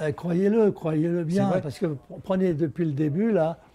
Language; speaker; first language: French; native; French